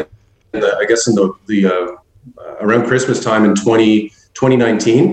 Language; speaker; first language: English; native; English